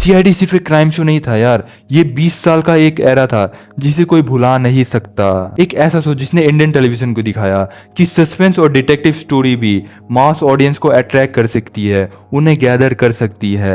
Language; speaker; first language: Hindi; non-native, local second language; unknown